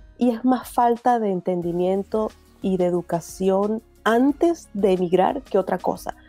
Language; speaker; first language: Spanish; native; Spanish